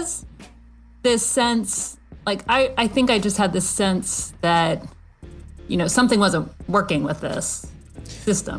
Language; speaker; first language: English; native; English